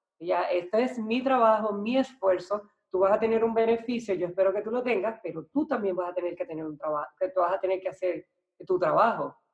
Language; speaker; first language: Spanish; native; Spanish